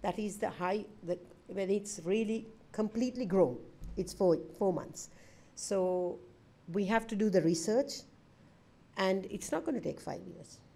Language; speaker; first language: English; non-native, local second language; Sinhala